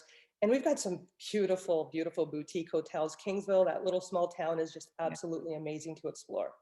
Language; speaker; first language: English; native; English